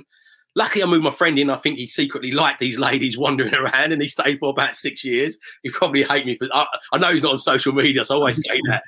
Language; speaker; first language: English; native; English